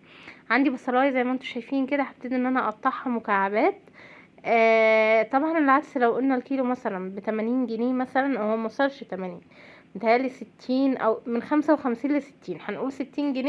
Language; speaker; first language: Arabic; native; Arabic